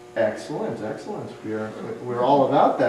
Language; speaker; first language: English; native; English